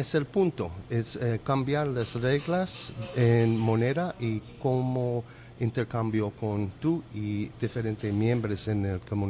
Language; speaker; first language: Spanish; non-native, learner; English